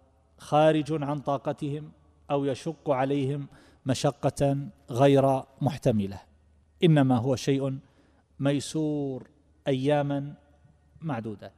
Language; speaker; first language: Arabic; native; Arabic